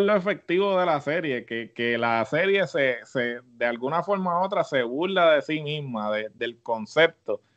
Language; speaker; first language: Spanish; native; Spanish